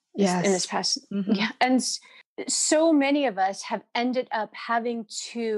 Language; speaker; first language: English; native; English